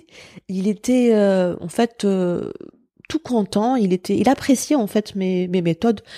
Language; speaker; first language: French; non-native, local second language; Arabic